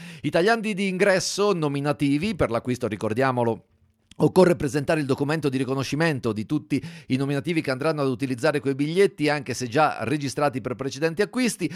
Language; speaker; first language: Italian; native; Italian